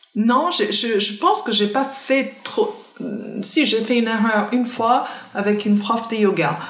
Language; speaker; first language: French; non-native, fluent; English